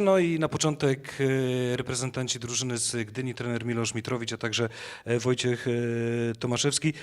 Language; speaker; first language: Polish; native; Polish